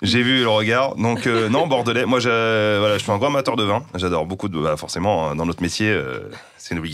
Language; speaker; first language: French; native; French